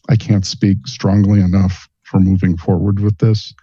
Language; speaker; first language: English; native; English